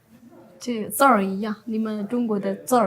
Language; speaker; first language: Chinese; non-native, learner; Amharic